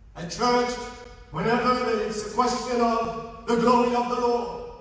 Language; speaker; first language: English; non-native, fluent; Haitian Creole